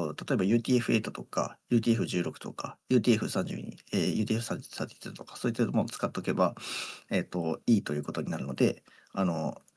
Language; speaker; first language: Japanese; native; Japanese